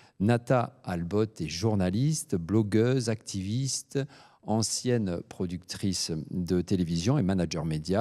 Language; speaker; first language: French; native; French